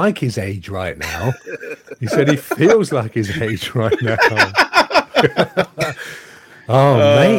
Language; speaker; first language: English; native; English